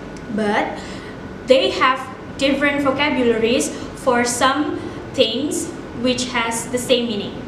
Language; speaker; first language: English; non-native, fluent; Indonesian